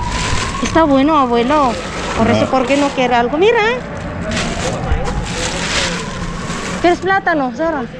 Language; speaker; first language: Spanish; non-native, learner; Filipino